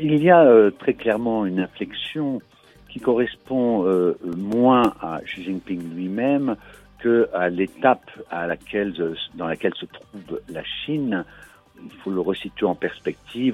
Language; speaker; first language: French; native; French